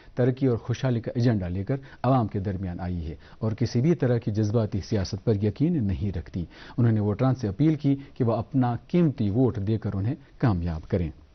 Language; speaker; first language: Hindi; non-native, local second language; Kashmiri